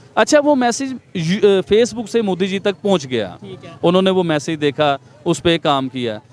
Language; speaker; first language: Urdu; non-native, local second language; Punjabi